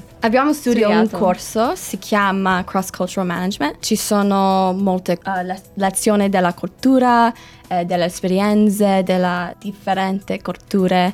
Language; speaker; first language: Italian; non-native, learner; English